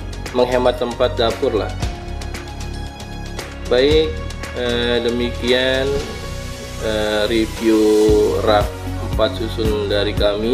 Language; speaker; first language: Indonesian; native; Indonesian